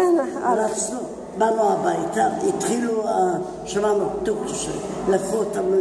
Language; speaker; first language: Hebrew; non-native, fluent; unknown